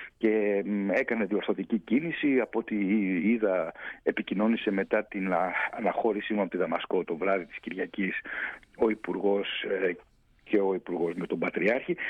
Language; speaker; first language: Greek; native; Greek